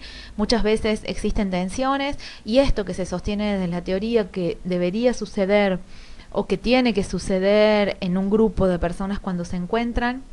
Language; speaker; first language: Spanish; native; Spanish